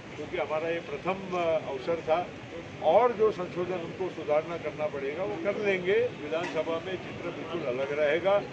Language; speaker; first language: Hindi; non-native, local second language; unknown